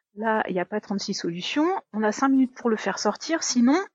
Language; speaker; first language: French; native; French